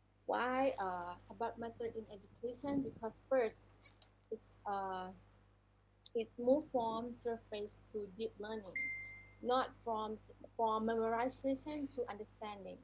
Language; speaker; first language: English; non-native, learner; Malay